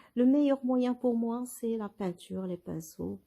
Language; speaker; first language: French; non-native, local second language; Arabic